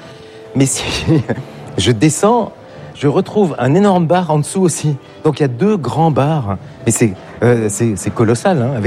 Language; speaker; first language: French; native; French